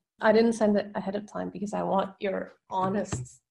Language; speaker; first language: English; non-native, fluent; Norwegian